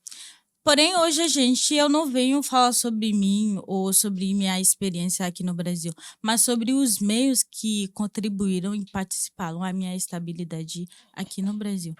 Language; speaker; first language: Portuguese; non-native, fluent; Haitian Creole